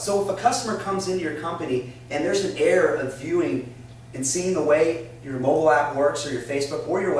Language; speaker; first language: English; native; English